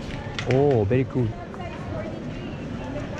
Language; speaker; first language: English; non-native, learner; Japanese